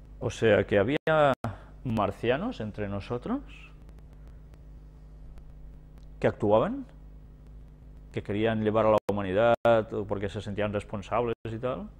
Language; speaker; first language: Spanish; native; Spanish